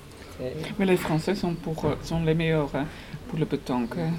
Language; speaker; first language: French; non-native, learner; Dutch